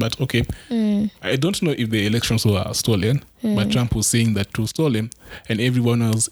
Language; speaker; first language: English; non-native, local second language; Luo (Kenya and Tanzania)